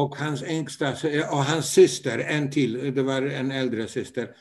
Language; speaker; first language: Swedish; non-native, fluent; Polish